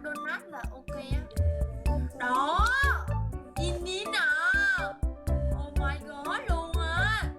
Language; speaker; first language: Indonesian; non-native, learner; Vietnamese